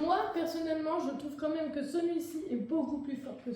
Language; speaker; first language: French; native; French